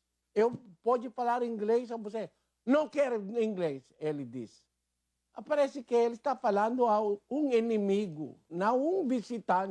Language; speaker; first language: Portuguese; non-native, learner; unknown